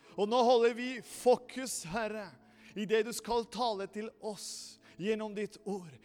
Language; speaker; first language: Norwegian; non-native, fluent; Spanish